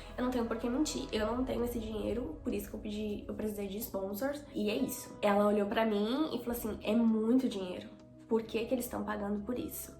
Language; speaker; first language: Portuguese; native; Portuguese